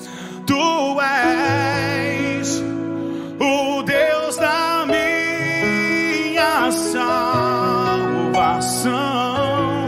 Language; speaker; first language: Portuguese; native; Portuguese